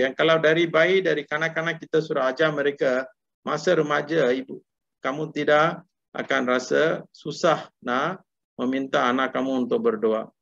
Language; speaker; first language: Malay; non-native, local second language; Tamil